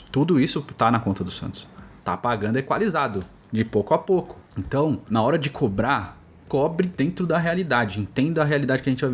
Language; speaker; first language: Portuguese; native; Portuguese